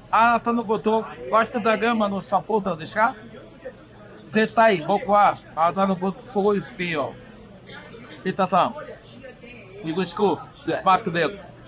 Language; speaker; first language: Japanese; non-native, learner; Portuguese